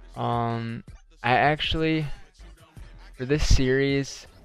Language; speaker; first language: English; native; English